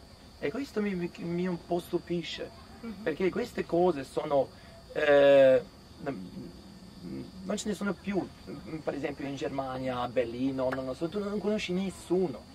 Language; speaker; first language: Italian; non-native, fluent; Serbian